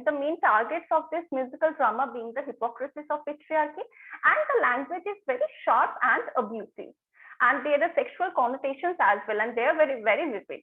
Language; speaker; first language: English; non-native, local second language; Bangla